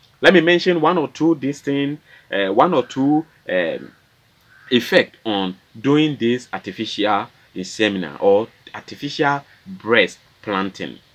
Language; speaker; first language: English; non-native, local second language; Akan